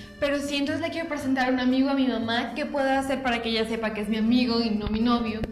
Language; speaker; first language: Spanish; native; Spanish